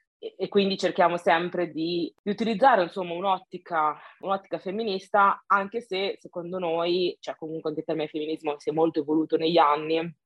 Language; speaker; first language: Italian; early bilingual, other home language; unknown